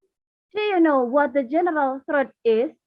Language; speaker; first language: English; non-native, fluent; Indonesian